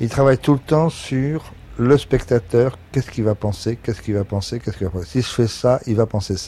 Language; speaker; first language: French; native; French